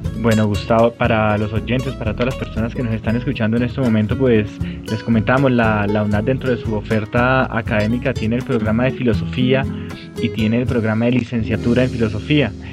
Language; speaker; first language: Spanish; native; Spanish